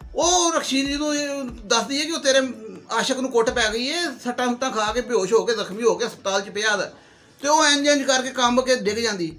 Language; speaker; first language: Urdu; non-native, local second language; Punjabi